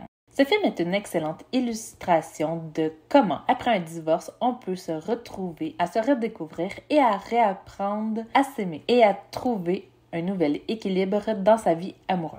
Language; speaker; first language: French; native; French